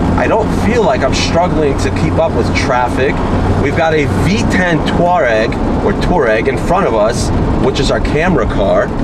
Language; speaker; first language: English; native; English